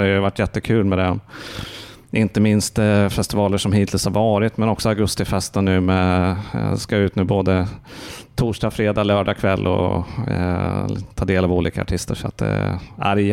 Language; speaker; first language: Swedish; native; Swedish